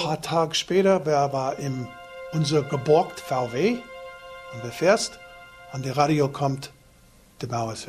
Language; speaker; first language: German; non-native, learner; English